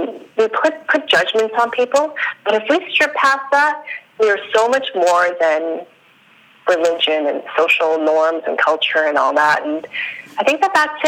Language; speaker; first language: English; non-native, fluent; Spanish